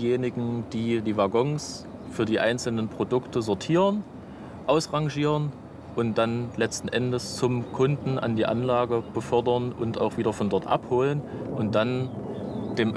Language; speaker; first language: German; native; German